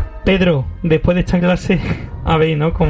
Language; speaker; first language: Spanish; native; Spanish